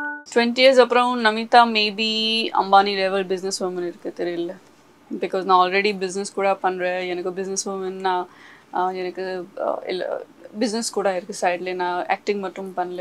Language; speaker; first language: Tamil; non-native, learner; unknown